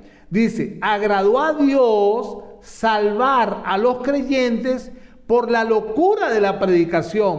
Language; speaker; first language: Spanish; native; Spanish